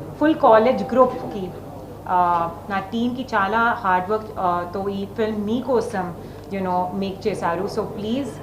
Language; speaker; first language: Telugu; non-native, learner; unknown